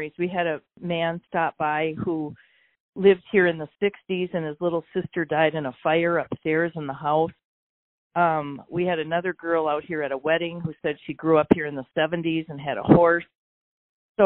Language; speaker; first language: English; native; English